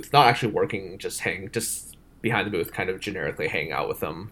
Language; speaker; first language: English; native; English